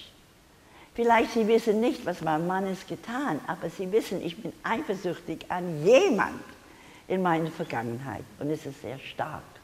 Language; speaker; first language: German; non-native, learner; English